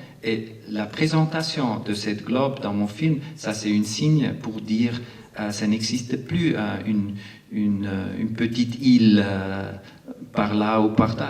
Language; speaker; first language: French; non-native, local second language; Arabic